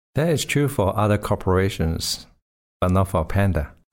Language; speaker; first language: English; non-native, local second language; Cantonese